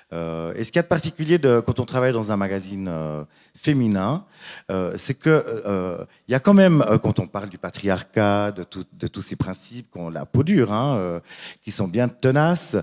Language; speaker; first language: French; native; French